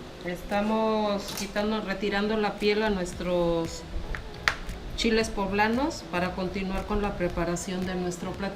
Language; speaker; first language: Spanish; native; Spanish